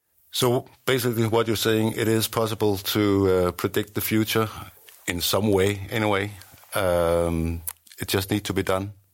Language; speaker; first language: English; non-native, fluent; Danish